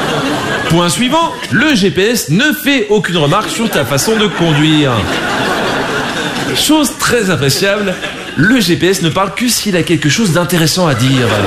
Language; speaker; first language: French; native; French